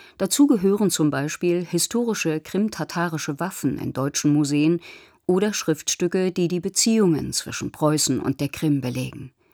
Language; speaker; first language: German; native; German